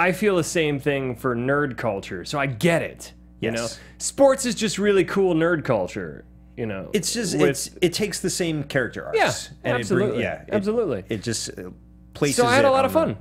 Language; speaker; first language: English; native; English